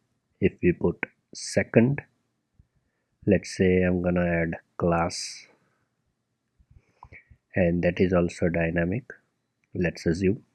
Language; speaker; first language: English; non-native, local second language; Gujarati